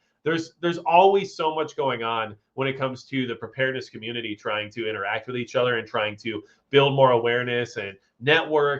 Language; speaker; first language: English; native; English